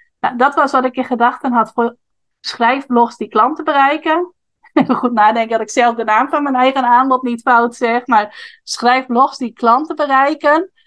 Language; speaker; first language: Dutch; native; Dutch